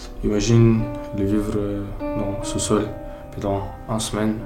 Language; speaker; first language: French; non-native, learner; Ukrainian